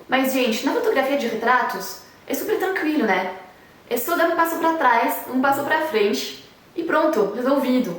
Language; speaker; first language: Portuguese; non-native, fluent; French